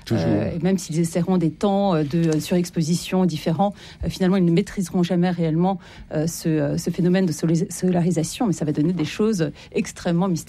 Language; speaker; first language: French; native; French